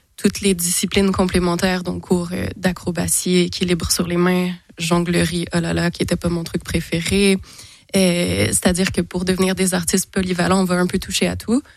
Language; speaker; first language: French; native; French